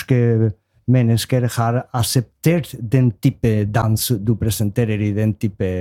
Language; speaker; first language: Norwegian; non-native, learner; Spanish